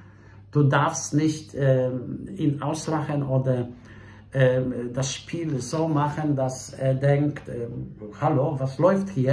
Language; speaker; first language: German; non-native, fluent; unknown